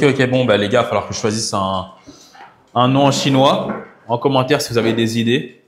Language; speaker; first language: French; native; French